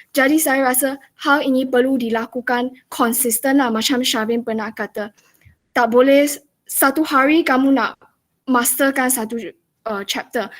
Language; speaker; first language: Malay; non-native, local second language; Chinese